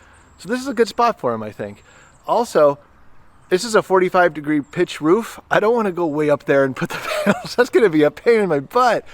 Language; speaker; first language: English; native; English